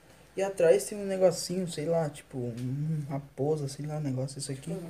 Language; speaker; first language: Portuguese; native; Portuguese